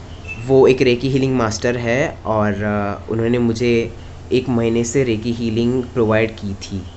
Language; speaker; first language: Hindi; native; Hindi